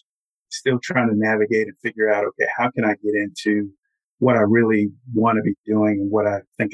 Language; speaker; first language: English; native; English